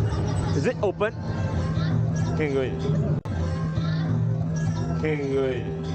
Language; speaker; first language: English; non-native, local second language; Chinese